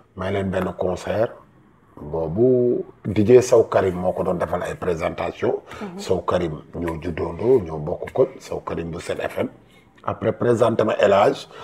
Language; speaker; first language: Wolof; native; Wolof